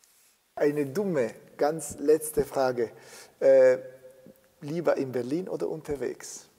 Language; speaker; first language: German; non-native, fluent; Italian